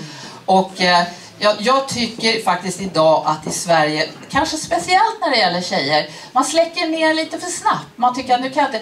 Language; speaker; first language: Swedish; native; Swedish